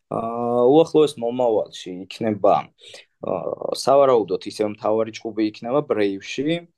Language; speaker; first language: Georgian; native; Georgian